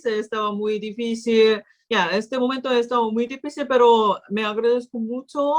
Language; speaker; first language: Spanish; non-native, learner; Korean